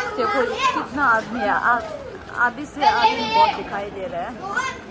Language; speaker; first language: Hindi; non-native, fluent; Tibetan